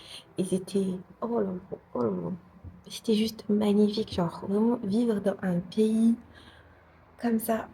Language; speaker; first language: French; non-native, local second language; Arabic